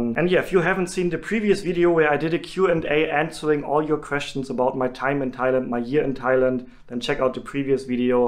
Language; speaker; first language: English; non-native, fluent; German